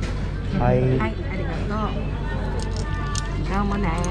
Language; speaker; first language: Japanese; native; Japanese